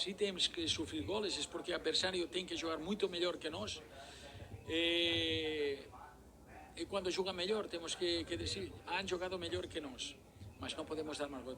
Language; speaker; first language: Portuguese; non-native, learner; Spanish